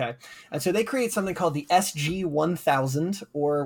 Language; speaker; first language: English; native; English